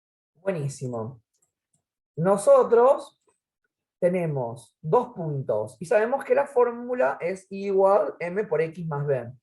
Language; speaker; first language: Spanish; native; Spanish